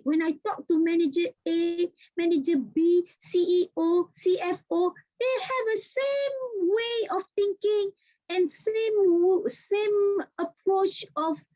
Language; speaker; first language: English; non-native, local second language; Malay